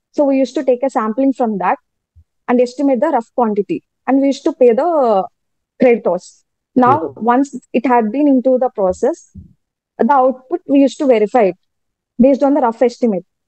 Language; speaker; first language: English; non-native, local second language; Telugu